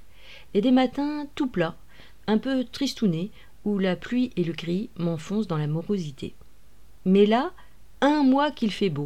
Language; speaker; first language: French; native; French